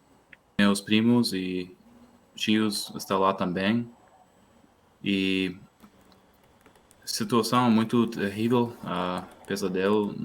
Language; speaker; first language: Portuguese; non-native, learner; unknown